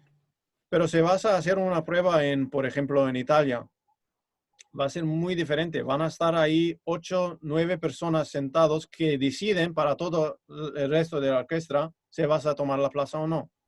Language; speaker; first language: Spanish; non-native, fluent; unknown